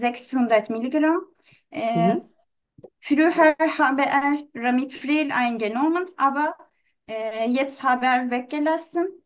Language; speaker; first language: German; non-native, learner; Turkish